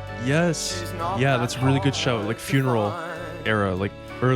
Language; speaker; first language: English; native; English